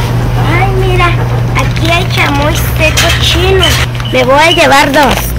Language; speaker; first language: Spanish; early bilingual, other home language; Cantonese